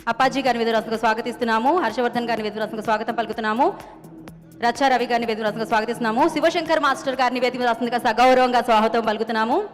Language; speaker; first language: Telugu; native; Telugu